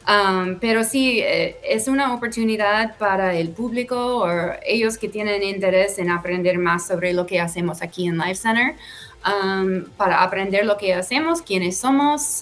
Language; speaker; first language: Spanish; non-native, fluent; English